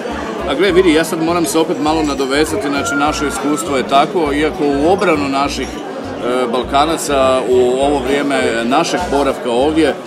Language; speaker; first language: Croatian; native; Croatian